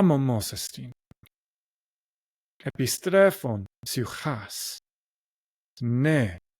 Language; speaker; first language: Greek; non-native, learner; English